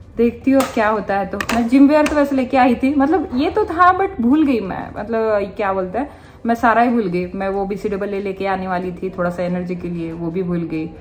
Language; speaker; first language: Hindi; native; Hindi